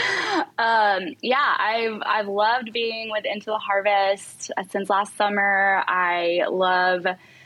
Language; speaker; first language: English; native; English